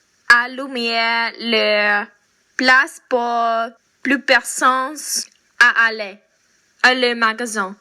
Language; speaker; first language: French; non-native, learner; English